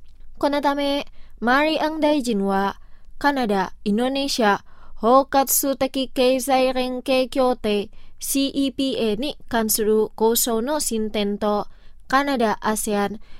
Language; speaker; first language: Japanese; non-native, fluent; Indonesian